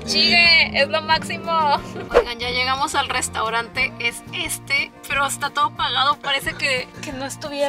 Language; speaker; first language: Spanish; native; Spanish